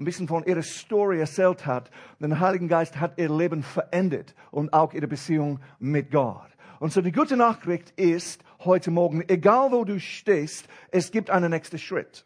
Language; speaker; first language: German; non-native, fluent; English